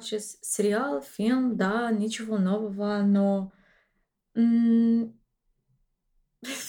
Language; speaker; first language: Russian; non-native, learner; English